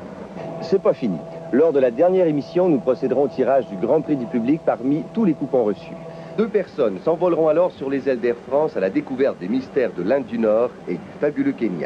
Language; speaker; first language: French; native; French